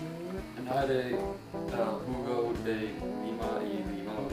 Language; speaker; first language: Spanish; non-native, learner; English